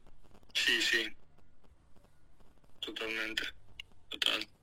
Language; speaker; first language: Spanish; non-native, fluent; Greek